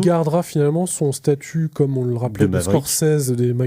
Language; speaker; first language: French; native; French